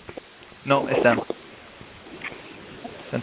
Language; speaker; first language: Spanish; non-native, fluent; German